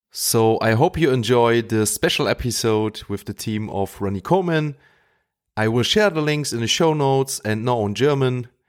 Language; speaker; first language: English; non-native, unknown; German